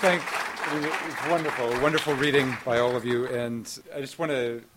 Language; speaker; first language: English; native; English